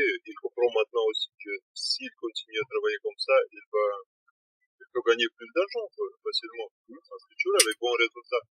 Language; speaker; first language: French; non-native, learner; Russian